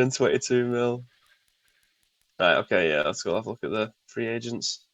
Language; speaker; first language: English; native; English